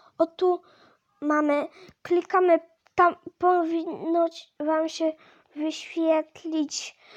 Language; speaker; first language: Polish; native; Polish